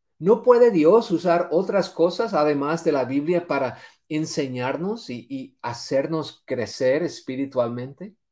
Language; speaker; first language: Spanish; non-native, fluent; English